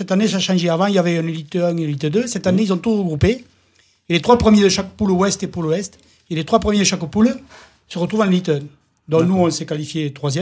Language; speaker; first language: French; native; French